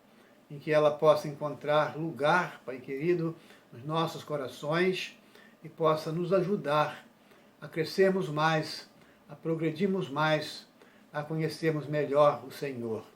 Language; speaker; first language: Portuguese; native; Portuguese